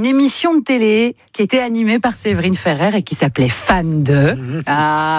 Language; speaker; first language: French; native; French